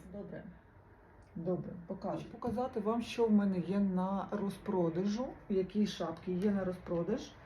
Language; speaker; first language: Ukrainian; non-native, local second language; Russian